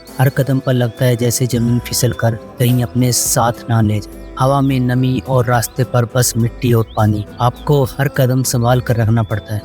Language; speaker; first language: Hindi; native; Hindi